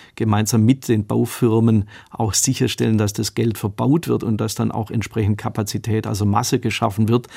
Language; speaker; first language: German; native; German